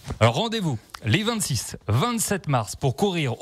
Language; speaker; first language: French; native; French